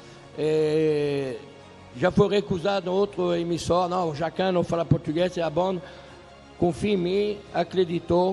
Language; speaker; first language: Portuguese; non-native, fluent; French